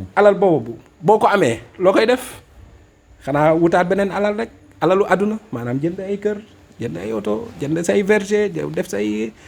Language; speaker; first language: Wolof; non-native, fluent; Fula